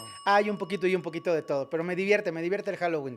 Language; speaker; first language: Spanish; native; Spanish